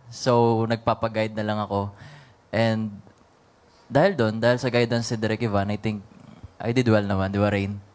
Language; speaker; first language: Filipino; native; Filipino